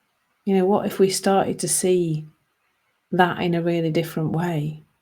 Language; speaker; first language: English; native; English